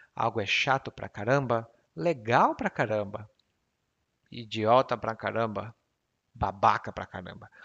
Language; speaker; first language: Portuguese; native; Portuguese